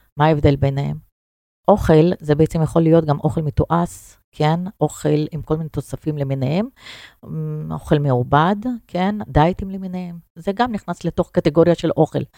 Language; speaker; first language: Hebrew; non-native, fluent; Russian